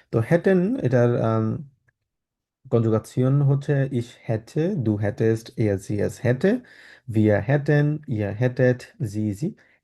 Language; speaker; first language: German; non-native, fluent; Bangla